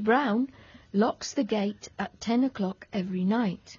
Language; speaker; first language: English; non-native, fluent; Spanish